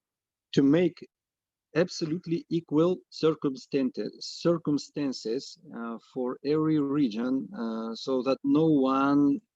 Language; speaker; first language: English; non-native, fluent; Russian